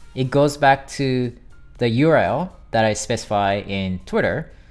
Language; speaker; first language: English; non-native, fluent; Japanese